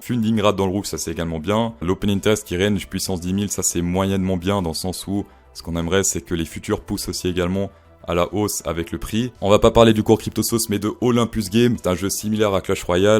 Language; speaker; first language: French; native; French